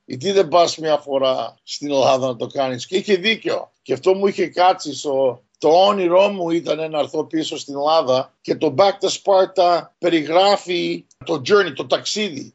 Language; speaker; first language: Greek; early bilingual, heritage; Greek